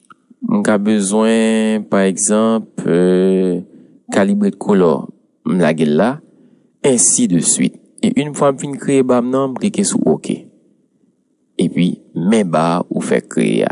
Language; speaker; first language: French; non-native, local second language; Haitian Creole